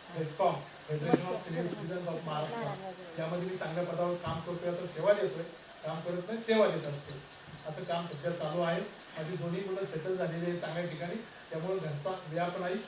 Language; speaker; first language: Marathi; native; Marathi